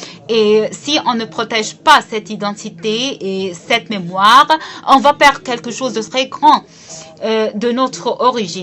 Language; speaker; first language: French; non-native, fluent; Arabic